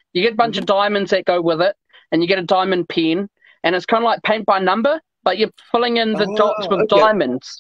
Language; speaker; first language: English; native; English